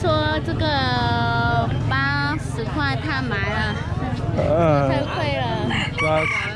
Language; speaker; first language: Chinese; non-native, learner; Vietnamese